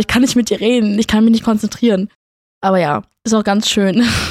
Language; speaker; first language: German; native; German